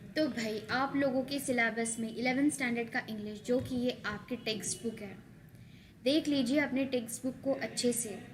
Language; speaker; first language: Hindi; non-native, local second language; Marathi